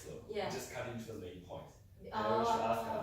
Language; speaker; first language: English; non-native, fluent; Chinese